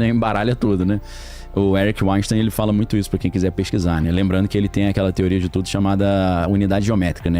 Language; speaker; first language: Portuguese; native; Portuguese